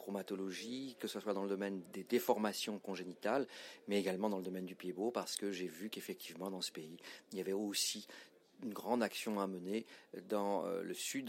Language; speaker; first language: French; native; French